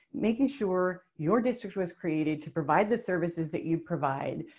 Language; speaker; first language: English; native; English